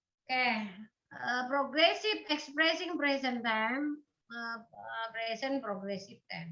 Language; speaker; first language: English; non-native, learner; Indonesian